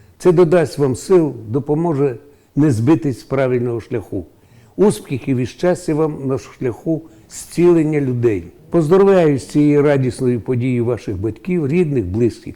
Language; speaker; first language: Ukrainian; native; Ukrainian